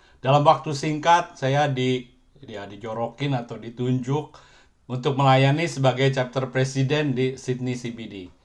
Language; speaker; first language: Indonesian; native; Indonesian